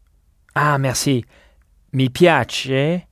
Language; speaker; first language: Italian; non-native, learner; French